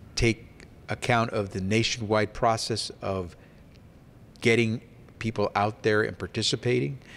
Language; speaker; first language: English; early bilingual, other home language; Spanish